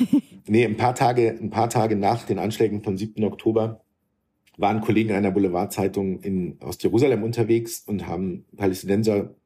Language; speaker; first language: German; early bilingual, other home language; Arabic